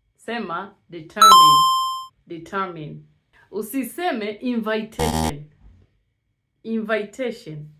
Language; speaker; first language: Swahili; native; Swahili